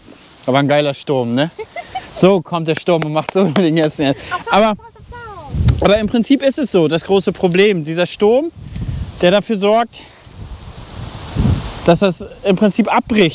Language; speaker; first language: German; native; German